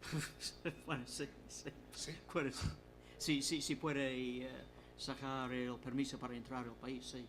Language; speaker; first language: Spanish; non-native, fluent; English